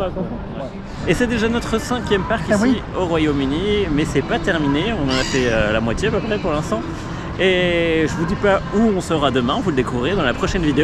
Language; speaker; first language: French; native; French